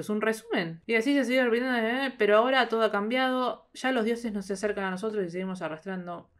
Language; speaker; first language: Spanish; native; Spanish